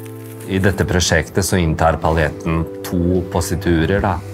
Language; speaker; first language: Norwegian; early bilingual, other home language; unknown